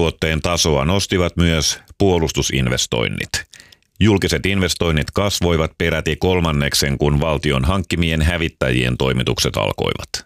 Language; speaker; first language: Finnish; native; Finnish